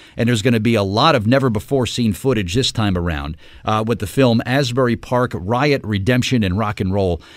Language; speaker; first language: English; native; English